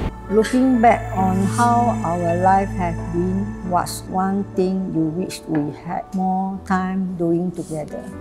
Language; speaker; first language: English; non-native, local second language; Chinese